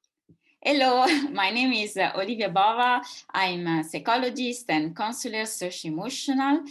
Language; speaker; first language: English; non-native, fluent; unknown